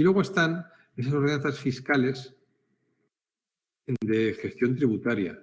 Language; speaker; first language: Spanish; native; Spanish